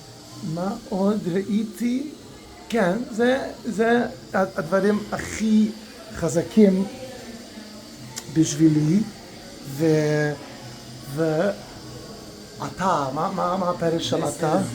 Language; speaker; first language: Hebrew; non-native, fluent; English